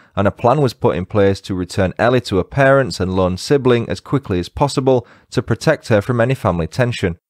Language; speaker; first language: English; native; English